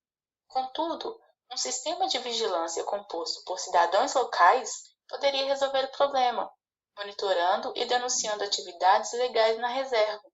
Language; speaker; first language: Portuguese; native; Portuguese